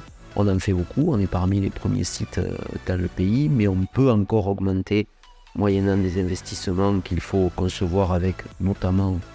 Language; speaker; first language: French; native; French